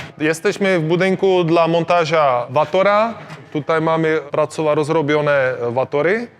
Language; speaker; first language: Polish; non-native, learner; Czech